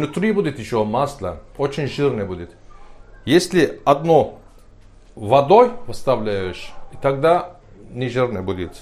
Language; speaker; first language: Russian; non-native, learner; Turkish